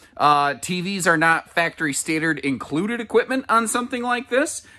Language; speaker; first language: English; native; English